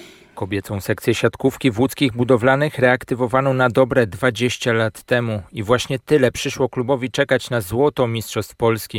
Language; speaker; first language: Polish; native; Polish